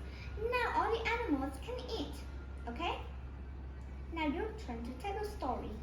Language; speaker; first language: English; non-native, fluent; Vietnamese